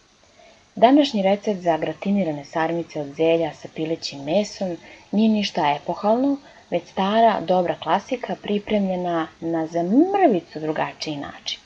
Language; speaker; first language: Serbian; native; Serbian